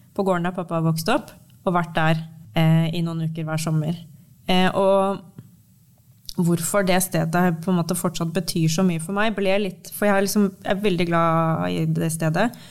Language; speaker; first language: Norwegian; native; Norwegian